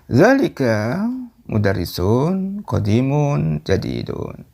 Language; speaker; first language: Arabic; non-native, fluent; Indonesian